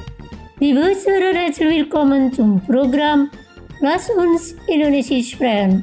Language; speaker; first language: German; non-native, fluent; Indonesian